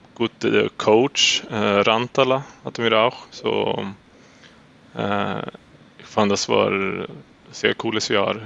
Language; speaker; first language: German; non-native, learner; Swedish